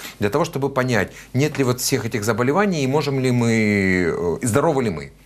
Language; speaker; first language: Russian; native; Russian